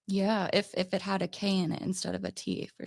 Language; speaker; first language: English; native; English